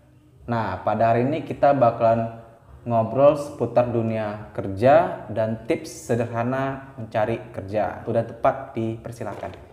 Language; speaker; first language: Indonesian; native; Indonesian